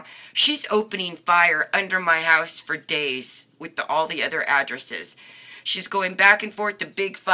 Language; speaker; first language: English; native; English